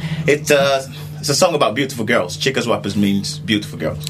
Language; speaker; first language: English; non-native, local second language; Yoruba